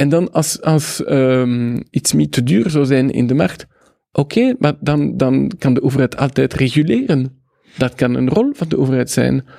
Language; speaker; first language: Dutch; non-native, local second language; French